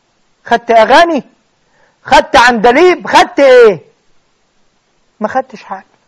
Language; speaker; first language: Arabic; native; Arabic